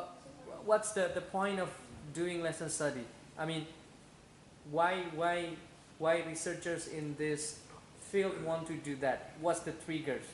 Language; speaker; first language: English; non-native, fluent; Indonesian